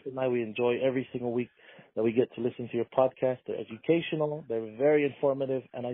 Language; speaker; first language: English; native; English